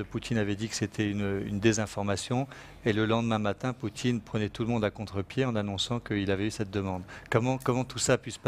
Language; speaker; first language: French; native; French